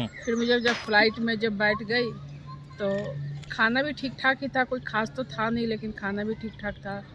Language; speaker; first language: Hindi; native; Hindi